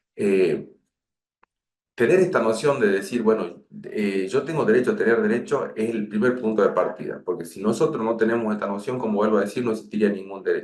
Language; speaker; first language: Spanish; native; Spanish